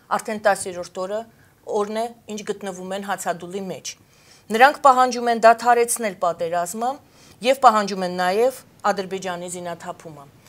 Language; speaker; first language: Armenian; native; Armenian